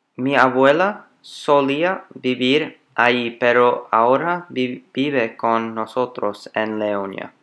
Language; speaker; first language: Spanish; non-native, learner; English